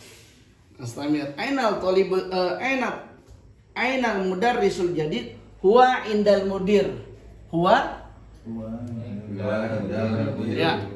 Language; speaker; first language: Arabic; non-native, fluent; Indonesian